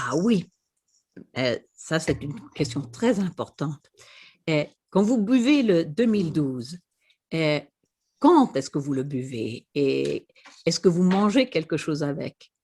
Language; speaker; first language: French; non-native, fluent; Swedish